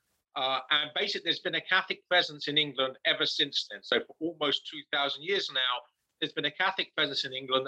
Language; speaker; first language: English; native; English